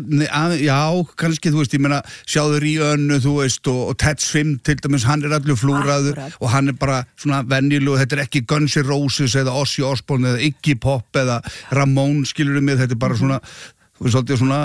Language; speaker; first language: Icelandic; native; Icelandic